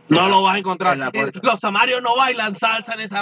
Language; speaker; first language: Spanish; native; Spanish